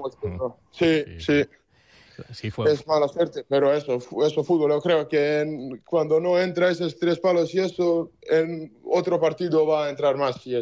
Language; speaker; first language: Spanish; non-native, learner; Serbian